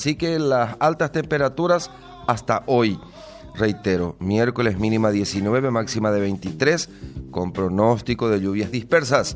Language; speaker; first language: Spanish; native; Spanish